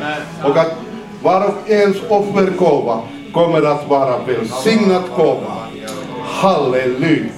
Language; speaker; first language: Swedish; non-native, fluent; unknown